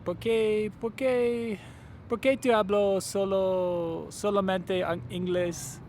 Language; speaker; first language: Spanish; non-native, learner; English